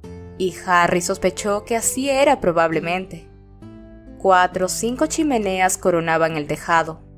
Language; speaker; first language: Spanish; native; Spanish